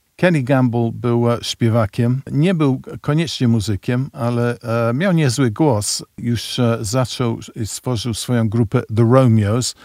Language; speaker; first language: Polish; early bilingual, heritage; Polish